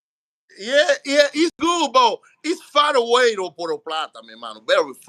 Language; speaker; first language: English; non-native, learner; Spanish